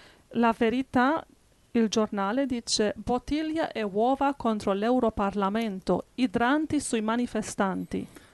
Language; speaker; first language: Italian; native; Italian